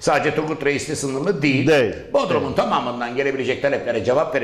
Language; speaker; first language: Turkish; native; Turkish